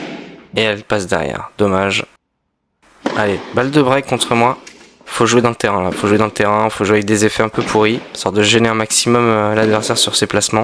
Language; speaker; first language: French; native; French